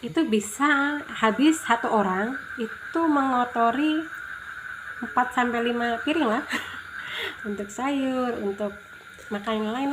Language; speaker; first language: Indonesian; native; Indonesian